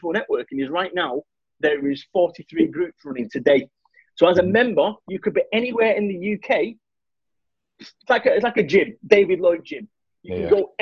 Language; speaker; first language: English; native; English